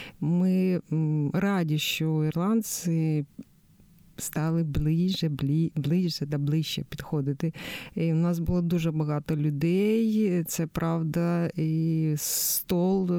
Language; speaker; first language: Ukrainian; native; Ukrainian